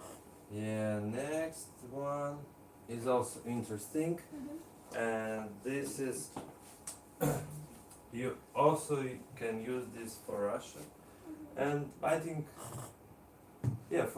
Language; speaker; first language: English; non-native, learner; Russian